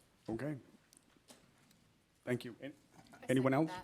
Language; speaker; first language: English; native; English